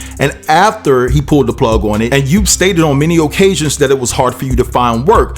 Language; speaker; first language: English; native; English